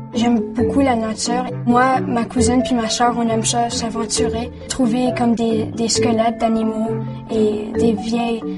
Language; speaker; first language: French; native; French